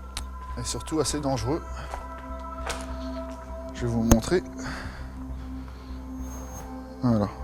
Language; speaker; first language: French; native; French